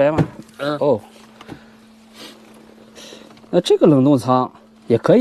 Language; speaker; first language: Chinese; native; Chinese